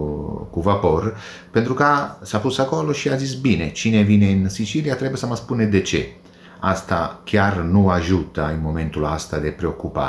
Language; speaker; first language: Romanian; non-native, learner; Italian